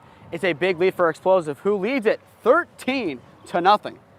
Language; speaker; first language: English; native; English